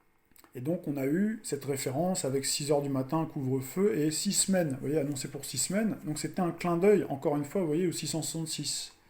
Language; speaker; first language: French; native; French